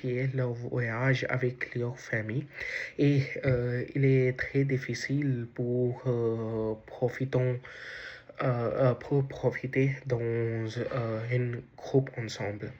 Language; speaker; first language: French; non-native, learner; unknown